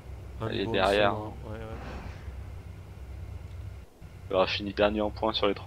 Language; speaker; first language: French; native; French